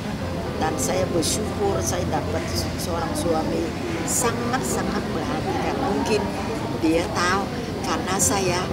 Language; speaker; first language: Indonesian; non-native, fluent; Vietnamese